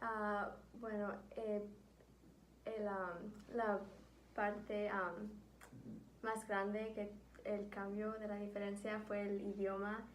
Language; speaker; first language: Spanish; early bilingual, heritage; Spanish